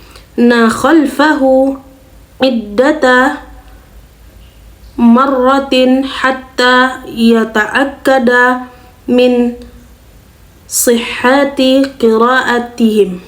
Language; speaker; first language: Arabic; non-native, learner; Indonesian